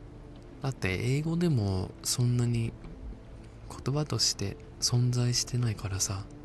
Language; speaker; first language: Japanese; non-native, fluent; English